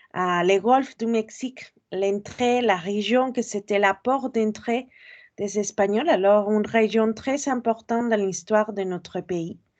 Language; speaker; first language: French; non-native, fluent; Spanish